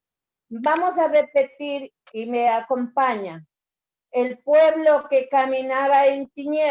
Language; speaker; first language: Spanish; native; Spanish